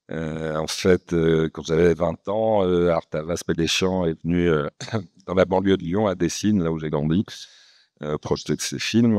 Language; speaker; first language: French; native; French